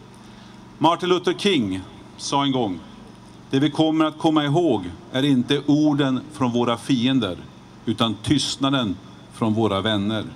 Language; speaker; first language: Swedish; native; Swedish